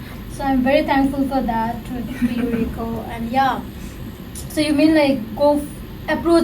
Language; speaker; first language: English; non-native, fluent; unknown